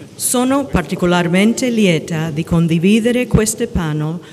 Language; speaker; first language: Italian; non-native, fluent; English